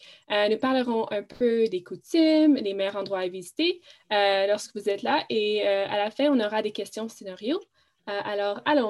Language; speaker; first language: French; non-native, fluent; English